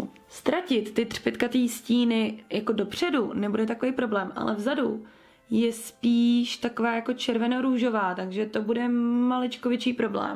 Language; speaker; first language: Czech; native; Czech